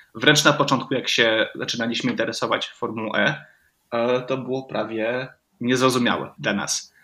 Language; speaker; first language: Polish; early bilingual, heritage; Polish